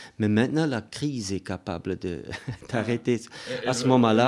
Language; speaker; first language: French; non-native, local second language; German